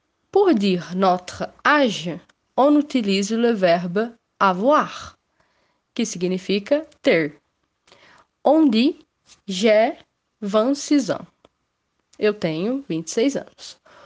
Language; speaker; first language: French; non-native, fluent; Portuguese